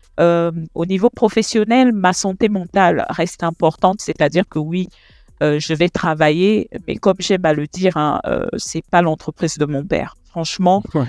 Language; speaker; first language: French; non-native, local second language; Lingala